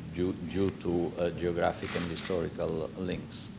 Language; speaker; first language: English; non-native, fluent; Italian